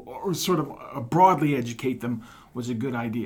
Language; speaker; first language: English; native; English